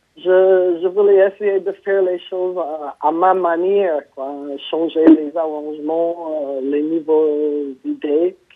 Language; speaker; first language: French; non-native, fluent; English